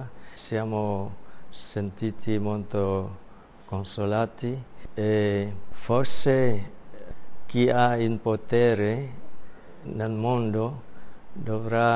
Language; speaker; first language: Italian; non-native, fluent; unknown